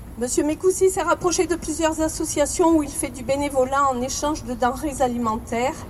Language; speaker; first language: French; native; French